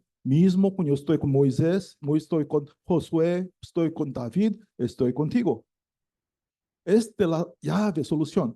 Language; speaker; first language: Spanish; non-native, learner; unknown